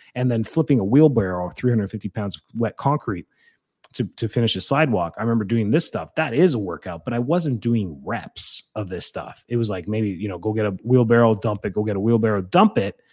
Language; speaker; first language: English; native; English